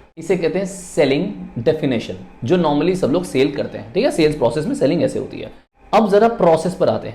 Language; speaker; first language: Hindi; native; Hindi